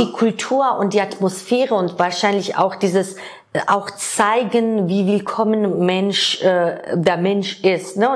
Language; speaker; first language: German; non-native, fluent; Georgian